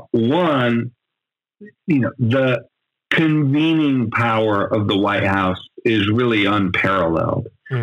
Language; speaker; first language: English; native; English